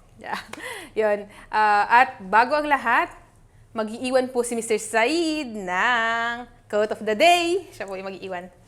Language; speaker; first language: Filipino; non-native, local second language; Cebuano